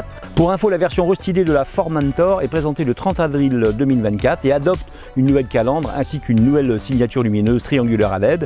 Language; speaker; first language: French; native; French